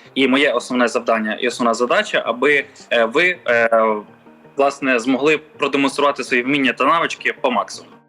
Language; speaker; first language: Ukrainian; native; Ukrainian